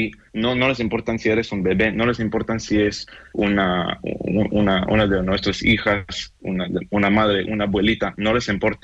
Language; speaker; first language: Spanish; non-native, fluent; Hebrew